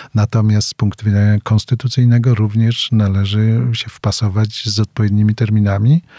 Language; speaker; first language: Polish; native; Polish